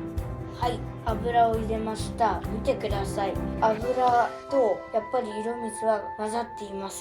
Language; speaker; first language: Japanese; early bilingual, other home language; Uyghur